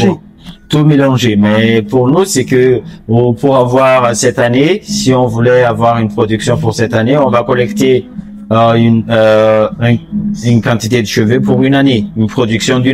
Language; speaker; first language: French; non-native, fluent; Chinese